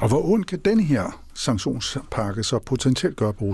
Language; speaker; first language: Danish; native; Danish